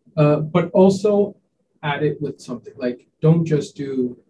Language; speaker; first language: English; non-native, local second language; Hindi